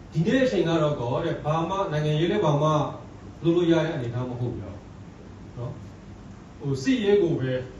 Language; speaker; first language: Burmese; non-native, local second language; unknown